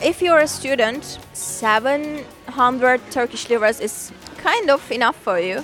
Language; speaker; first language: English; non-native, learner; Turkish